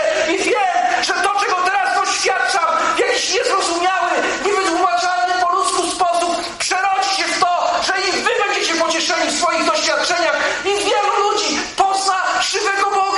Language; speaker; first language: Polish; native; Polish